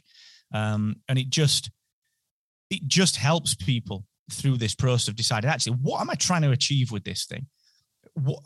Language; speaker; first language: English; native; English